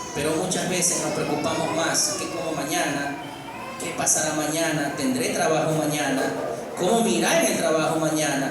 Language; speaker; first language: Spanish; native; Spanish